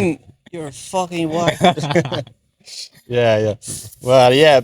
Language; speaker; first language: English; non-native, fluent; Portuguese